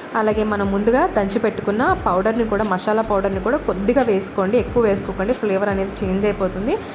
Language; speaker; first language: Telugu; native; Telugu